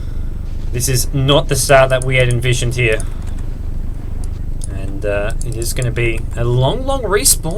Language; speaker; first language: English; native; English